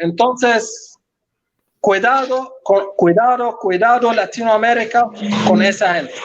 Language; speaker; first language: Spanish; non-native, local second language; Arabic